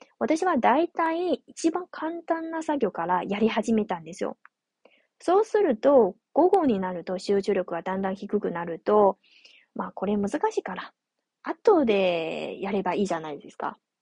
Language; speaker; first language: Japanese; non-native, fluent; Chinese